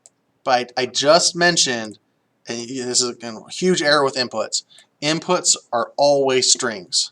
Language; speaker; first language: English; native; English